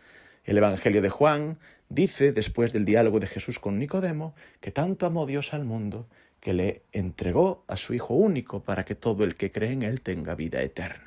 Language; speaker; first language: Spanish; native; Spanish